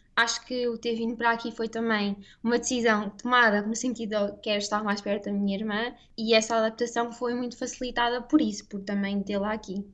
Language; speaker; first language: Portuguese; native; Portuguese